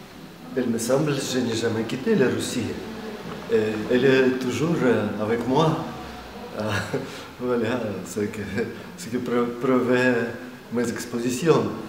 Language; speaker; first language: French; non-native, fluent; Russian